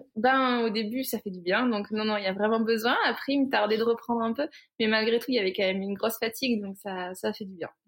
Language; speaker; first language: French; native; French